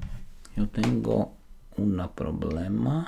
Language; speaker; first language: Spanish; non-native, learner; Slovak